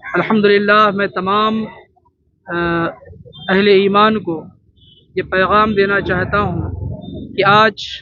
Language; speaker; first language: Urdu; native; Urdu